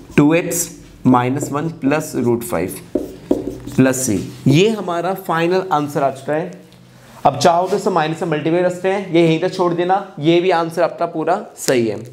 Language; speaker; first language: Hindi; native; Hindi